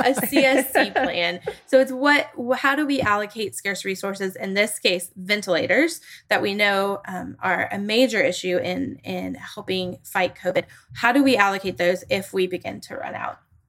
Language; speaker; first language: English; native; English